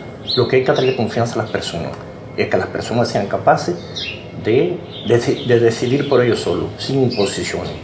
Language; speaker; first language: Spanish; native; Spanish